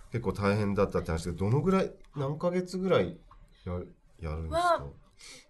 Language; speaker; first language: Japanese; native; Japanese